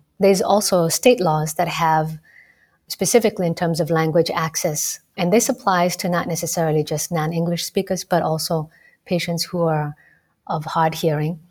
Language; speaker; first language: English; non-native, local second language; Somali